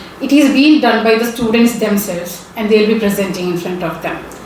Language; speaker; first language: English; non-native, local second language; Malayalam